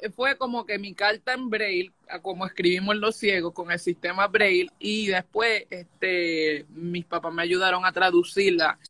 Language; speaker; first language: Spanish; native; Spanish